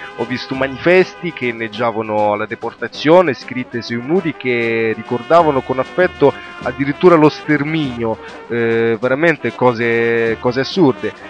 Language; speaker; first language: Italian; native; Italian